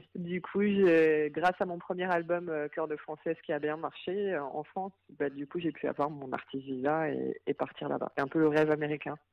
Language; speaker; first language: French; native; French